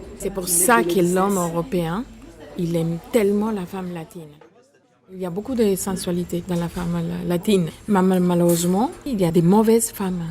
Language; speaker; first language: French; non-native, fluent; Spanish